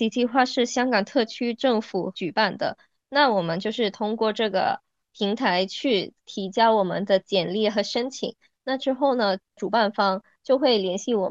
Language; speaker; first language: Chinese; non-native, local second language; Cantonese